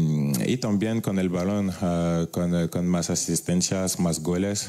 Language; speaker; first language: Spanish; non-native, fluent; French